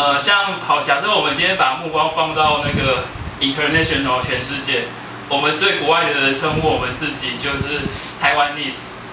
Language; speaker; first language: Chinese; native; Chinese